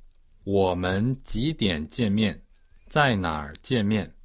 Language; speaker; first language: Chinese; non-native, learner; Portuguese